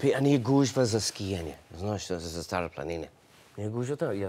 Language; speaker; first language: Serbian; non-native, learner; English